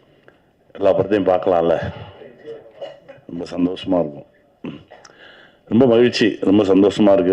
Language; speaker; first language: Tamil; native; Tamil